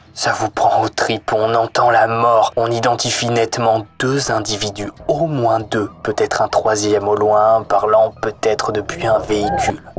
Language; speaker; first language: French; native; French